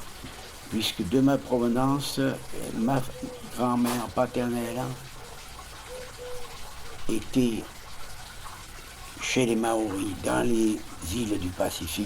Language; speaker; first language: French; non-native, fluent; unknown